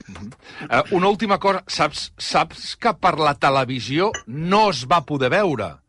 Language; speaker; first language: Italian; non-native, learner; Catalan